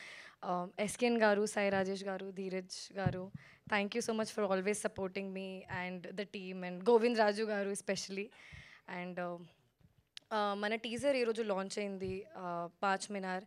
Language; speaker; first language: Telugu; non-native, local second language; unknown